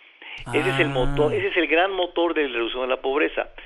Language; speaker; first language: Spanish; native; Spanish